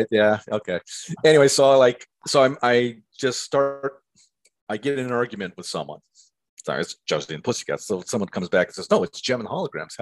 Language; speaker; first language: English; native; English